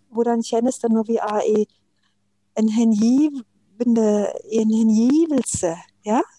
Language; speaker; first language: Norwegian; non-native, fluent; German